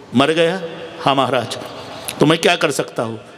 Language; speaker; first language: Hindi; non-native, local second language; Marathi